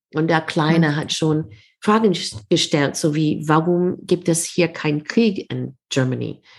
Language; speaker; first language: German; non-native, fluent; English